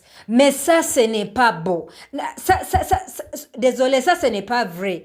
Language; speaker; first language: French; non-native, learner; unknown